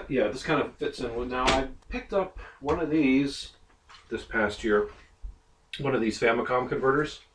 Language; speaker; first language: English; native; English